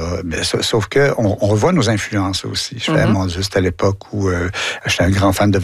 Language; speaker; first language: French; native; French